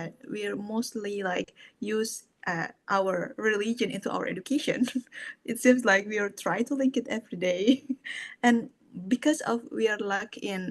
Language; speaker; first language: English; non-native, fluent; Indonesian